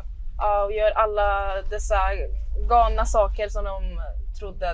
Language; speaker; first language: Swedish; early bilingual, other home language; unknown